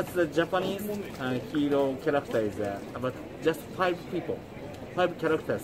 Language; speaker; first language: English; non-native, learner; Japanese